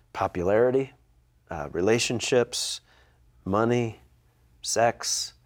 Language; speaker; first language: English; native; English